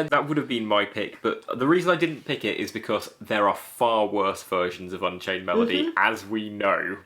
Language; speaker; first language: English; native; English